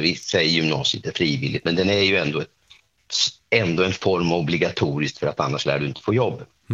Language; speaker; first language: Swedish; native; Swedish